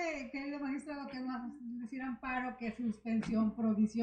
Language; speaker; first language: Spanish; native; Spanish